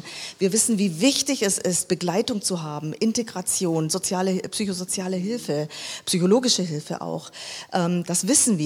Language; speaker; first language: German; native; German